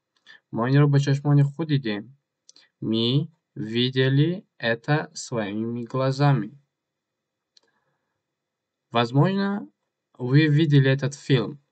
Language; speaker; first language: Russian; non-native, learner; Tajik